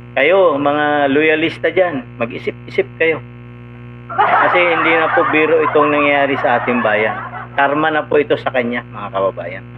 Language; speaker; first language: Filipino; non-native, local second language; Cebuano